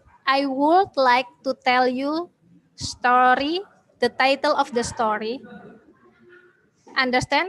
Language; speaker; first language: English; non-native, learner; Indonesian